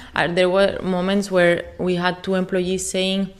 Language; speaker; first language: English; non-native, fluent; Spanish